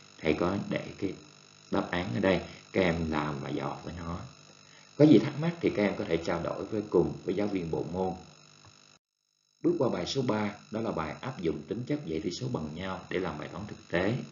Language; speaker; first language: Vietnamese; native; Vietnamese